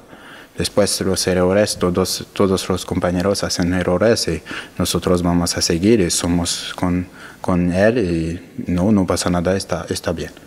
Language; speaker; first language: Spanish; non-native, learner; French